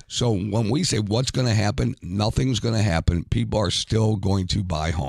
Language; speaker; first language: English; native; English